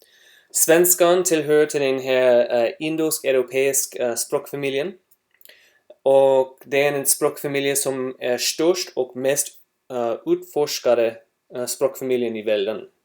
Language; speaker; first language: Swedish; non-native, learner; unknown